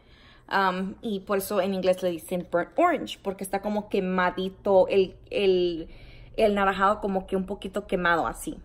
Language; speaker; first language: Spanish; early bilingual, heritage; Spanish